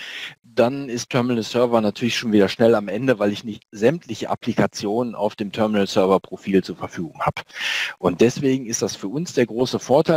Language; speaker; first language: German; native; German